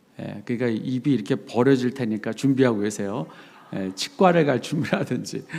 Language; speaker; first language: Korean; native; Korean